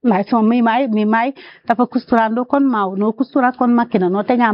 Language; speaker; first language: Portuguese; non-native, learner; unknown